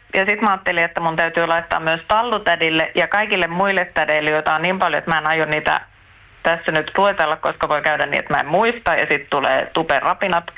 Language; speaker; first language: Finnish; early bilingual, heritage; Finnish